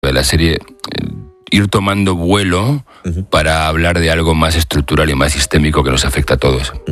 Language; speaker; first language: Spanish; native; Spanish